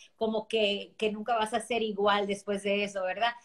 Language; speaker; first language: Spanish; early bilingual, heritage; Spanish